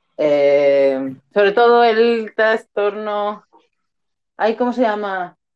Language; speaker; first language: Spanish; native; Spanish